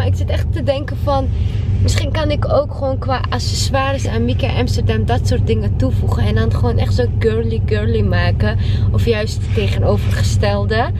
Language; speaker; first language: Dutch; non-native, fluent; Chechen